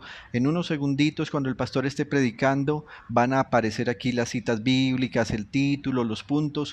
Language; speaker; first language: Spanish; native; Spanish